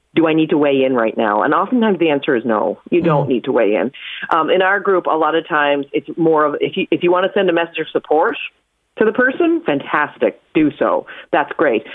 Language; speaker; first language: English; native; English